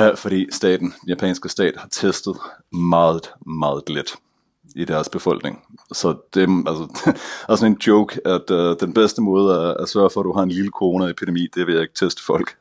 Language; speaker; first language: Danish; native; Danish